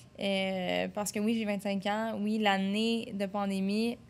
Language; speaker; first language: French; native; French